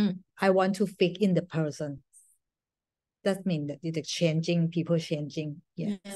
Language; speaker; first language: English; non-native, learner; Thai